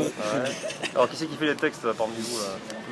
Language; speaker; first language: French; native; French